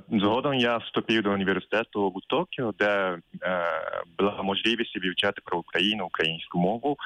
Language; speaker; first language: Ukrainian; non-native, fluent; Japanese